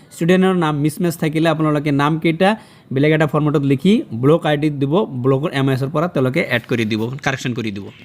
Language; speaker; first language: Assamese; native; Assamese